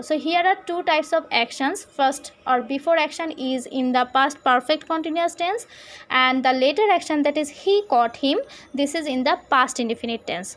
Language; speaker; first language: English; non-native, local second language; Bangla